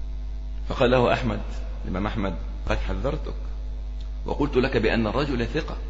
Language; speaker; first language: Arabic; native; Arabic